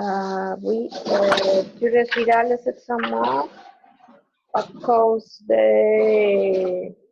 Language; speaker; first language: French; non-native, learner; Spanish